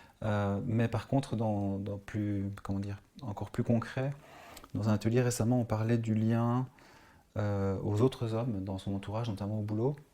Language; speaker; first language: French; native; French